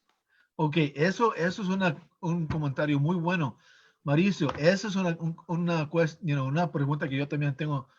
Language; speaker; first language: Spanish; non-native, fluent; English